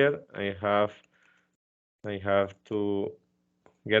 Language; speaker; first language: English; non-native, fluent; Spanish